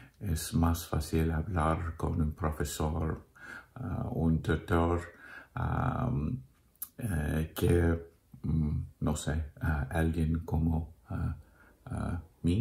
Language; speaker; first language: Spanish; non-native, learner; English